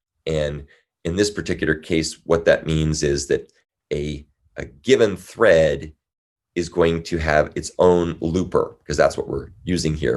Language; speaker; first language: English; native; English